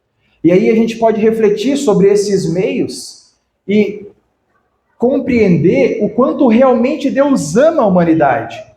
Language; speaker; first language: Portuguese; native; Portuguese